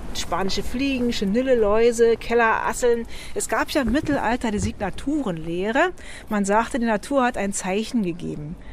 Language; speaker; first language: German; native; German